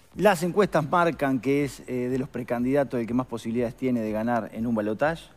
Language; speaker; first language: Spanish; native; Spanish